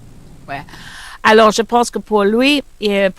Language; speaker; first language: French; non-native, learner; English